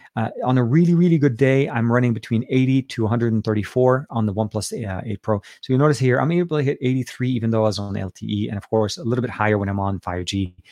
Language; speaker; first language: English; non-native, fluent; Arabic